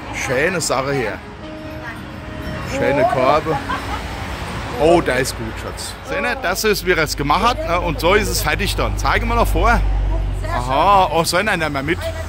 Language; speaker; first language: German; native; German